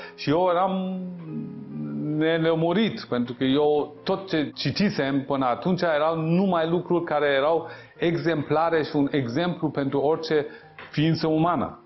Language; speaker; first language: Romanian; non-native, fluent; Persian